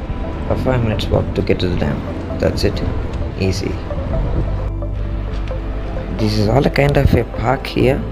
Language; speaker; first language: English; non-native, local second language; Telugu